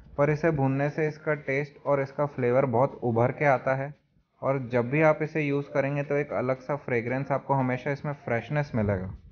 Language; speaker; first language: Hindi; native; Hindi